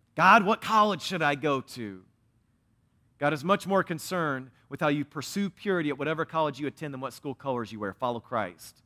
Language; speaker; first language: English; native; English